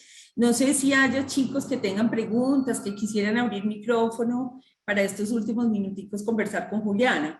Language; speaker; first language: Spanish; native; Spanish